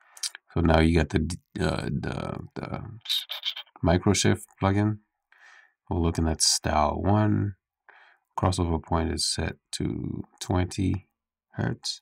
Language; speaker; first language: English; native; English